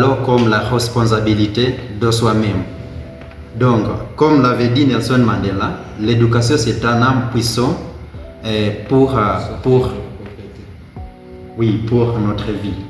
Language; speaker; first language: French; non-native, learner; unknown